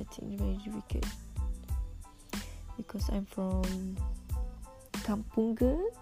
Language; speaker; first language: English; non-native, local second language; Malay